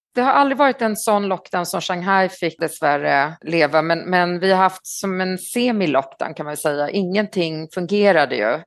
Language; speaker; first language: Swedish; native; Swedish